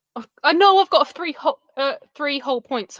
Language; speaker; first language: English; native; English